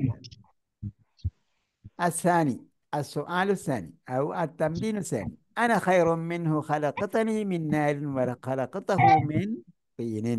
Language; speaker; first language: Arabic; non-native, fluent; Malayalam